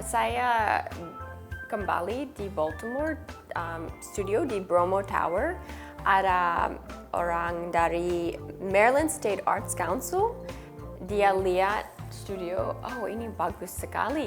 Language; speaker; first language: Indonesian; early bilingual, heritage; English